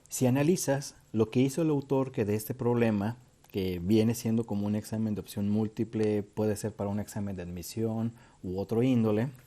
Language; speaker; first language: Spanish; native; Spanish